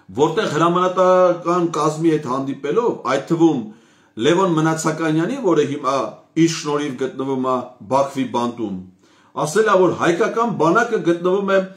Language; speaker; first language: Armenian; native; Armenian